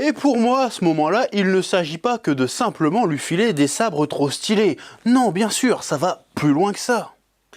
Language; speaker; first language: French; native; French